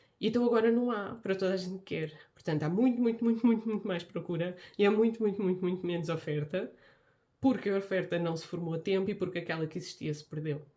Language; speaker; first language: Portuguese; native; Portuguese